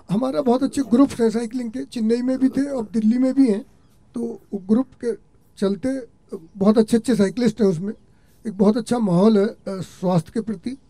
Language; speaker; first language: Hindi; native; Hindi